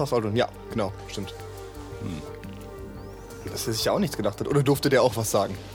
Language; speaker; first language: German; native; German